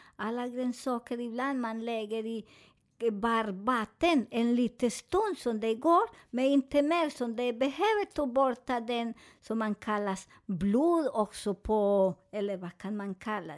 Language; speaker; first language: Swedish; non-native, fluent; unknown